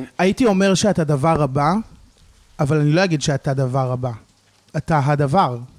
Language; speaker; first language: Hebrew; native; Hebrew